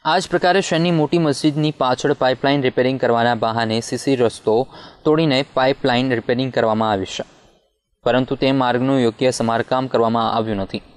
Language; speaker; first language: Gujarati; native; Gujarati